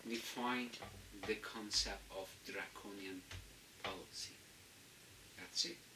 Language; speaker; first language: English; non-native, fluent; Azerbaijani